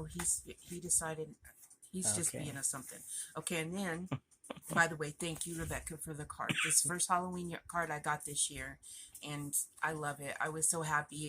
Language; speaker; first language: English; native; English